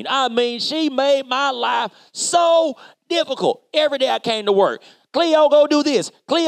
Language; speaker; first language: English; native; English